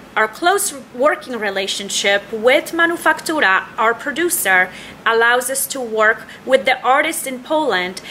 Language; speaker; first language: English; non-native, fluent; Polish